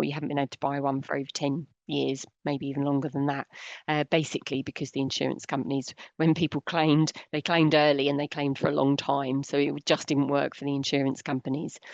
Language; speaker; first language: English; native; English